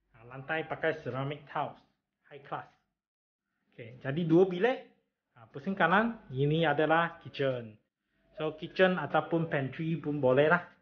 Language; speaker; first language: Malay; non-native, local second language; Chinese